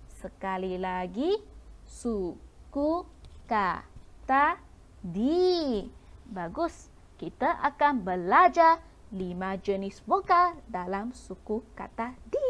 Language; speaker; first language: Malay; non-native, local second language; Chinese